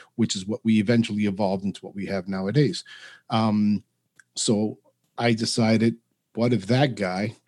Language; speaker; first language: English; early bilingual, other home language; Spanish